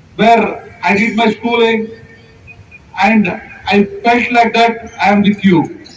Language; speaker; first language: English; non-native, local second language; Urdu